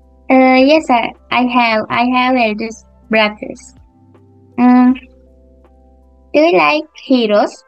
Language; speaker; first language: English; non-native, learner; Sinhala